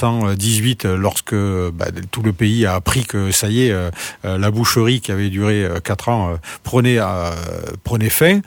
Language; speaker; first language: French; native; French